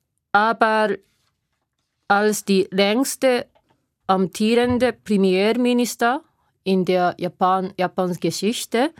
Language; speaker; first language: German; non-native, learner; Japanese